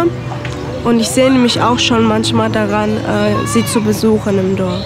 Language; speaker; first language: German; early bilingual, other home language; Greek